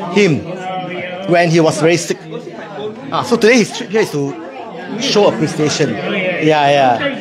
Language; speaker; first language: English; non-native, local second language; Chinese